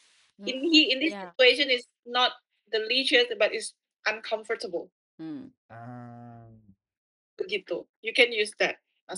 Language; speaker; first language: English; non-native, fluent; Indonesian